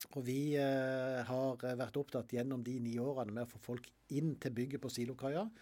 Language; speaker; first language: Norwegian; native; Norwegian